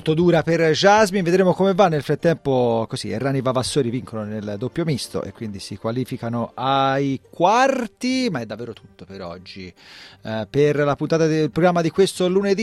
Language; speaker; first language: Italian; native; Italian